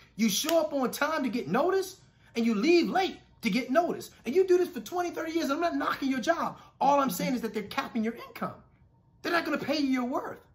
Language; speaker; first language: English; native; English